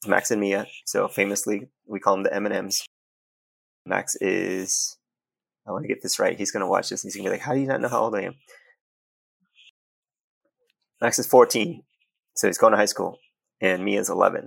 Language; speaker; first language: English; native; English